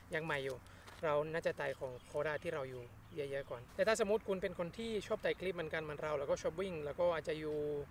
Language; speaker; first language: Thai; non-native, fluent; Spanish